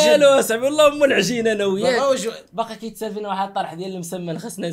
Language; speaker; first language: Arabic; native; Arabic